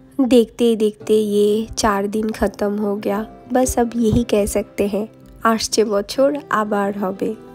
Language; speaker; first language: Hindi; non-native, local second language; Bangla